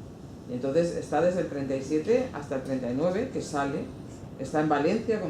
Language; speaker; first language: Spanish; native; Spanish